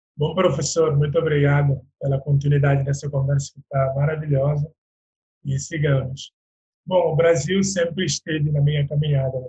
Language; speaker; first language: Portuguese; non-native, local second language; Upper Guinea Crioulo